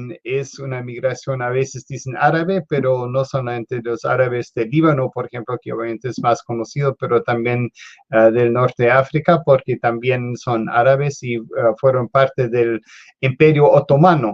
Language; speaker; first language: Spanish; non-native, fluent; English